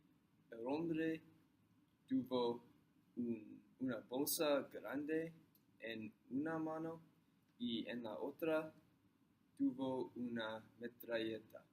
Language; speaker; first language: Spanish; non-native, learner; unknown